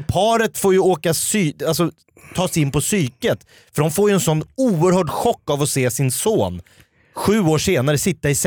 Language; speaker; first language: Swedish; native; Swedish